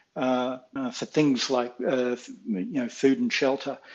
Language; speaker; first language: English; native; English